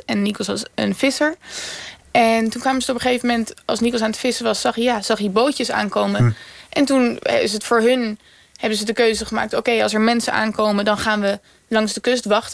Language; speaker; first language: Dutch; native; Dutch